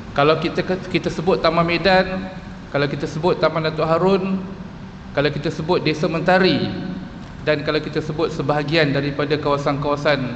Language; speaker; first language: Malay; native; Malay